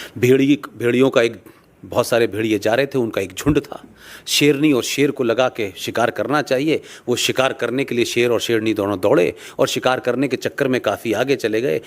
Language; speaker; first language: Hindi; native; Hindi